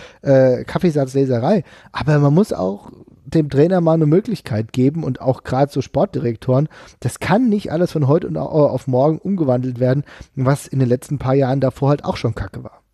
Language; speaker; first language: German; native; German